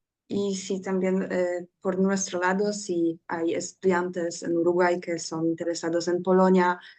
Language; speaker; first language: Spanish; non-native, learner; Polish